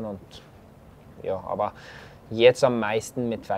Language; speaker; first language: German; non-native, fluent; Norwegian